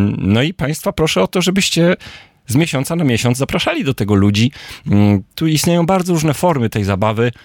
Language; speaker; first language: Polish; native; Polish